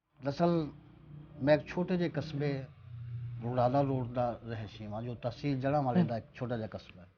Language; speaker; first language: Punjabi; native; Punjabi